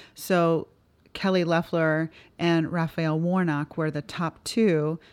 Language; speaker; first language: English; native; English